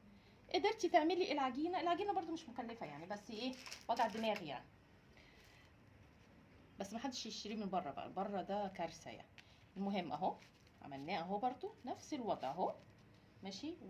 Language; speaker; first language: Arabic; native; Arabic